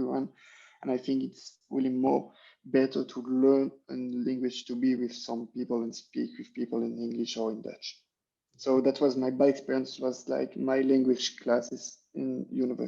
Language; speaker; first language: English; non-native, learner; French